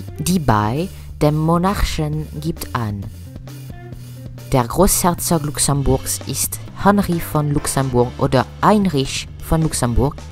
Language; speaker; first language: German; non-native, learner; French